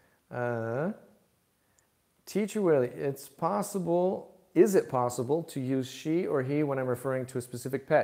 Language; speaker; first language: English; native; English